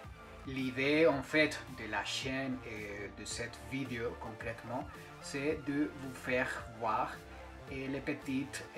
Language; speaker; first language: French; non-native, fluent; Spanish